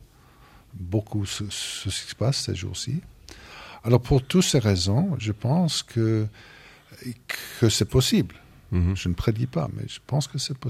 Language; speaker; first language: French; non-native, fluent; English